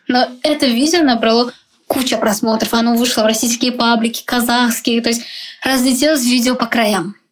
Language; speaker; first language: Russian; non-native, local second language; Tajik